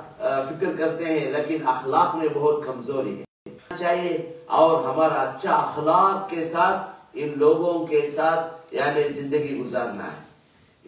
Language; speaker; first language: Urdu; non-native, fluent; Tamil